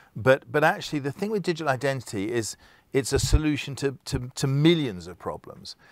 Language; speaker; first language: English; native; English